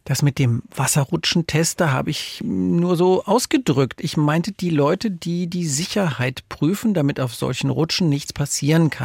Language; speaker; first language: German; native; German